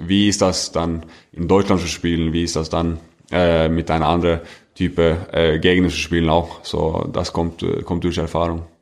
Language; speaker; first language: German; non-native, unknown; Norwegian